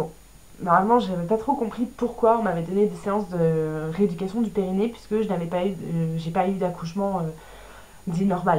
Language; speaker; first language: French; native; French